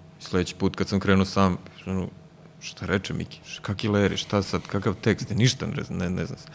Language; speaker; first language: Serbian; native; Serbian